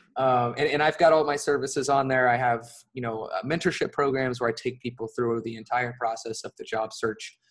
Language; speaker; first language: English; native; English